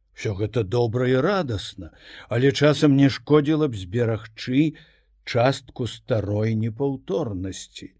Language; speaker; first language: Belarusian; native; Belarusian